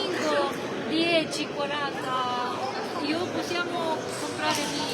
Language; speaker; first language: Italian; non-native, learner; Romanian